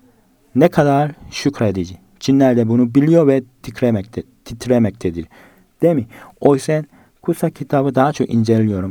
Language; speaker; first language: Turkish; non-native, fluent; Korean